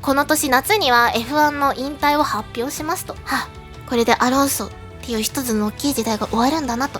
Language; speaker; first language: Japanese; native; Japanese